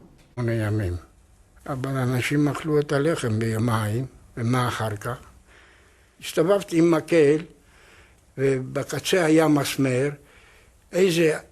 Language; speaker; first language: Hebrew; non-native, fluent; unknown